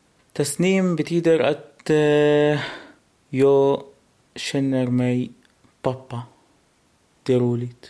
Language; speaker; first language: Swedish; non-native, learner; Arabic